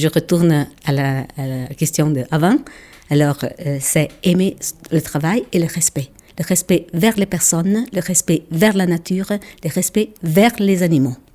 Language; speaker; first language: French; non-native, local second language; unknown